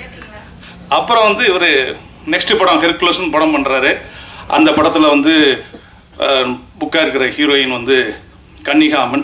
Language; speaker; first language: Tamil; native; Tamil